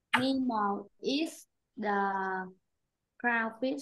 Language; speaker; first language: English; non-native, learner; Vietnamese